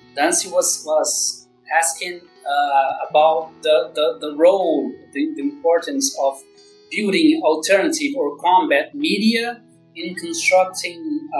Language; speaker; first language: English; non-native, fluent; Portuguese